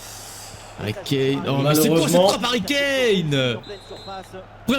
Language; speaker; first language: French; native; French